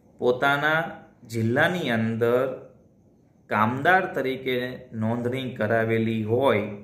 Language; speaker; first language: Gujarati; native; Gujarati